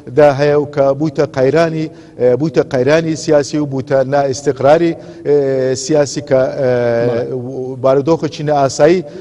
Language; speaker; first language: Central Kurdish; non-native, local second language; Azerbaijani